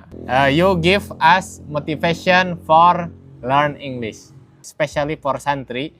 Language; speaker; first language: English; non-native, learner; Indonesian